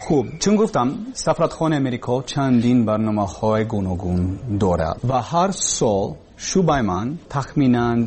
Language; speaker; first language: Persian; non-native, learner; English